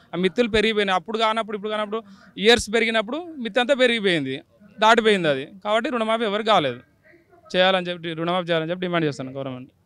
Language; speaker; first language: Telugu; native; Telugu